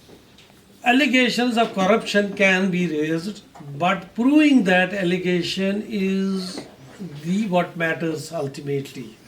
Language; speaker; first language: English; non-native, local second language; Kashmiri